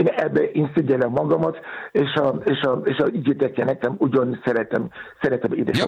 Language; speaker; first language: Hungarian; non-native, fluent; Yoruba